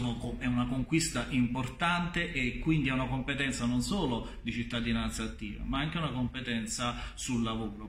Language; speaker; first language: Italian; native; Italian